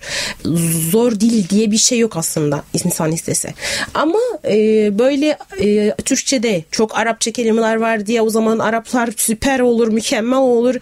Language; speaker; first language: Turkish; non-native, fluent; Arabic